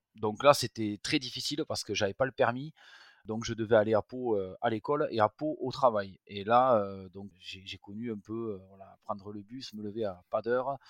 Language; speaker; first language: French; native; French